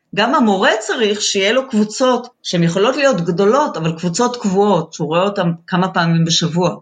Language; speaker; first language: Hebrew; native; Hebrew